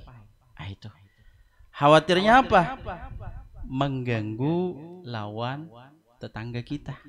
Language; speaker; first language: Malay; non-native, local second language; Banjar